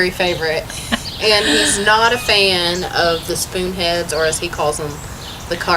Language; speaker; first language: English; native; English